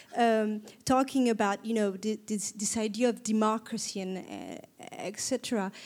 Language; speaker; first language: English; non-native, fluent; Turkish